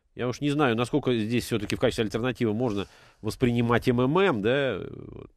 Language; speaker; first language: Russian; native; Russian